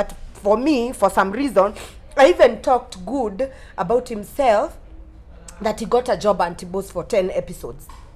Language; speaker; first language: English; non-native, local second language; Swahili